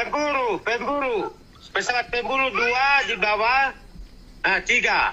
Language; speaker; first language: Indonesian; non-native, local second language; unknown